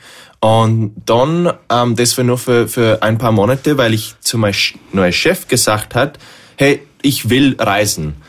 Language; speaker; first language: German; non-native, fluent; English